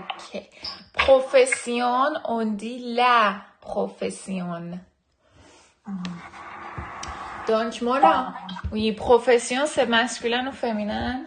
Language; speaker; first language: French; non-native, fluent; Persian